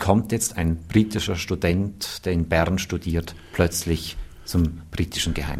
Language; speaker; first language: German; native; German